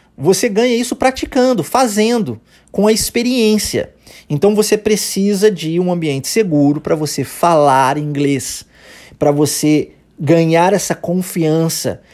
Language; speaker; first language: Portuguese; early bilingual, heritage; Portuguese